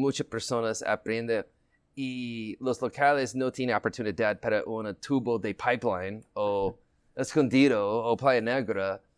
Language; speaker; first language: Spanish; non-native, learner; English